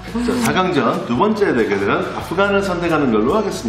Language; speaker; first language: Korean; native; Korean